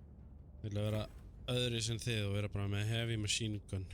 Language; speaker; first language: Icelandic; native; Icelandic